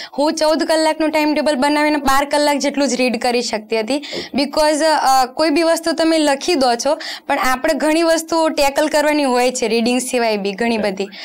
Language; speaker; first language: Gujarati; non-native, local second language; Rajasthani